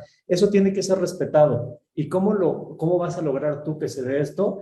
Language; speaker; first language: Spanish; native; Spanish